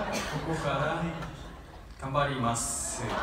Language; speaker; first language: Japanese; non-native, learner; Korean